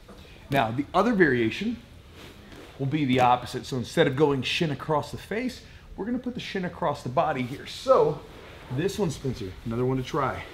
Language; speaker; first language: English; native; English